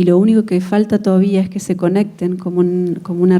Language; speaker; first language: Spanish; native; Spanish